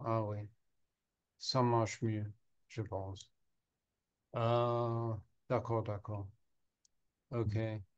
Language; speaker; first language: French; non-native, learner; English